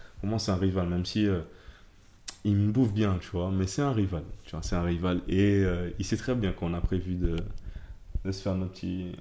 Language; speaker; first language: French; native; French